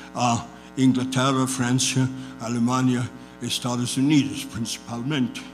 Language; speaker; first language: Spanish; non-native, fluent; English